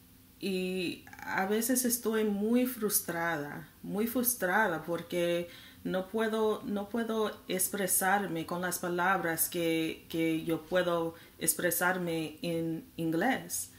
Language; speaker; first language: Spanish; non-native, learner; English